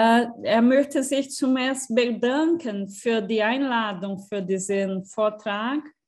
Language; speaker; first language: German; non-native, fluent; Portuguese